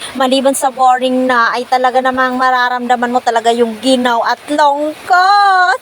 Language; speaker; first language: Filipino; non-native, fluent; Masbatenyo